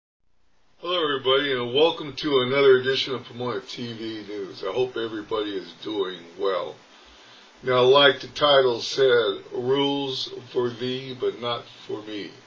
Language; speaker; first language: English; native; English